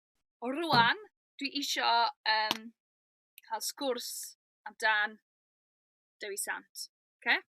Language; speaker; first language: Welsh; non-native, local second language; English